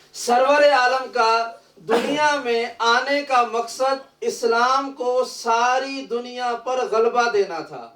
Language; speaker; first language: Urdu; native; Urdu